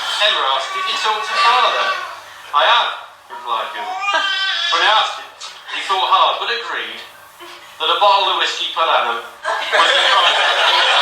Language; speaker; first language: English; native; English